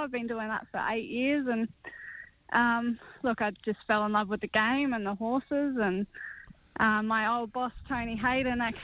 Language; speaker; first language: English; native; English